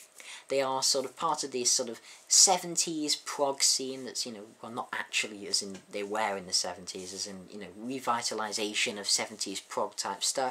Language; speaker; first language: English; native; English